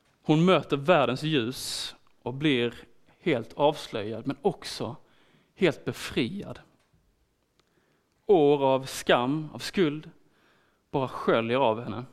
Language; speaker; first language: Swedish; native; Swedish